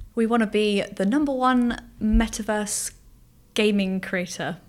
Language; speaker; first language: English; native; English